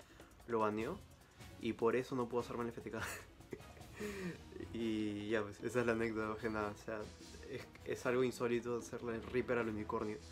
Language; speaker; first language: Spanish; native; Spanish